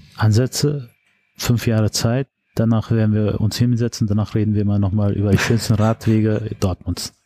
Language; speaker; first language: German; early bilingual, other home language; Turkish